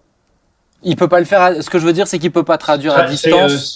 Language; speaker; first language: French; native; French